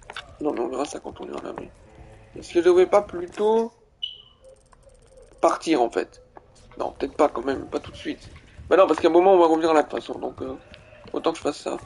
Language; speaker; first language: French; native; French